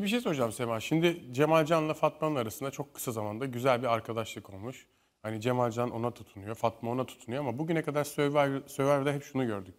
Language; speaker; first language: Turkish; native; Turkish